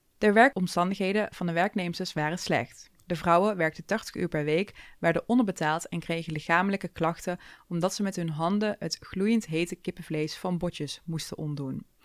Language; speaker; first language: Dutch; early bilingual, other home language; Turkish